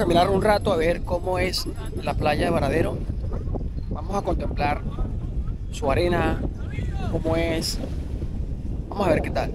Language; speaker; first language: Spanish; native; Spanish